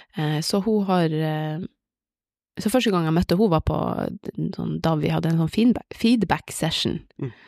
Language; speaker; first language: Norwegian; native; Norwegian